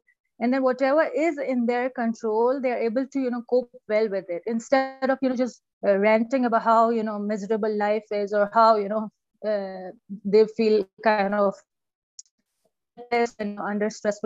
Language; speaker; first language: English; non-native, local second language; Urdu